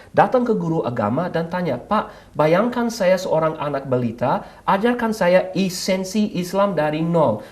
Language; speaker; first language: Indonesian; non-native, fluent; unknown